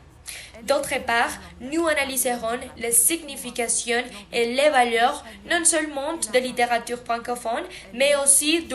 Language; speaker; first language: French; non-native, learner; Spanish